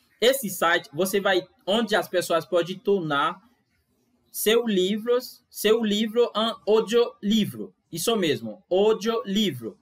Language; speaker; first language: Portuguese; non-native, fluent; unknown